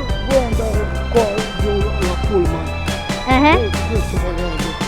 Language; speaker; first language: Italian; non-native, learner; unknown